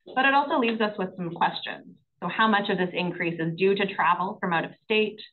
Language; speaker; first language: English; native; English